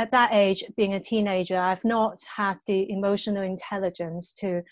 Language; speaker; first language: English; non-native, local second language; Cantonese